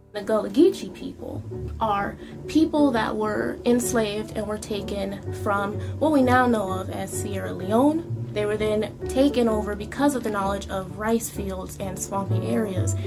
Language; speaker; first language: English; native; English